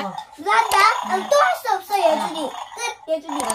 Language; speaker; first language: Korean; native; Korean